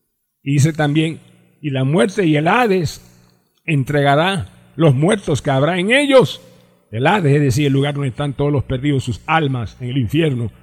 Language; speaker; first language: Spanish; native; Spanish